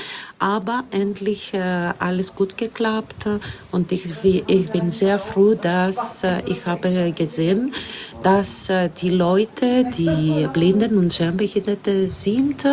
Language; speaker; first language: German; non-native, learner; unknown